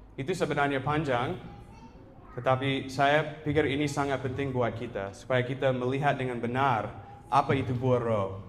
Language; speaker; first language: Indonesian; non-native, fluent; English